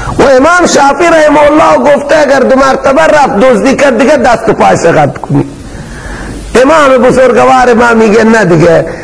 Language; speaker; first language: Persian; non-native, local second language; Baluchi